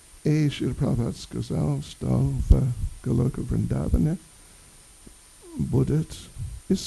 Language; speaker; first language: Russian; non-native, learner; English